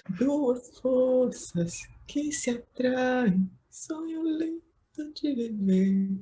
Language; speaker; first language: Portuguese; native; Portuguese